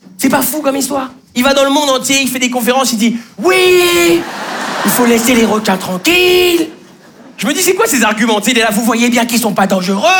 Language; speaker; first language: French; native; French